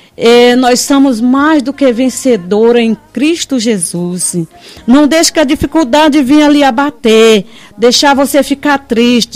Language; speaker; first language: Portuguese; native; Portuguese